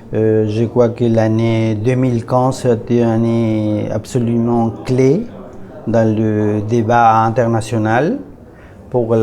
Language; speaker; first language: French; non-native, learner; Spanish